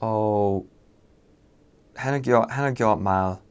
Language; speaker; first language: Danish; non-native, learner; English